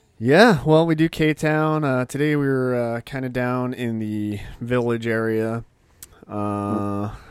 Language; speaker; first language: English; native; English